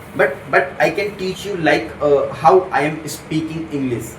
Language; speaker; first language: English; non-native, local second language; Hindi